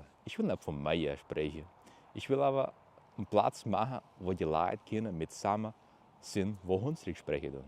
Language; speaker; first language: German; early bilingual, heritage; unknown